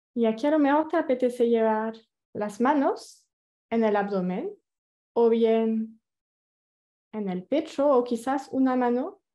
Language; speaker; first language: Spanish; non-native, fluent; French